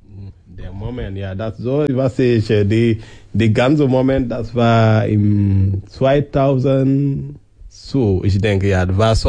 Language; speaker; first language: German; non-native, learner; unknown